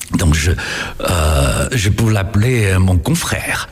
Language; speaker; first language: French; non-native, fluent; Chinese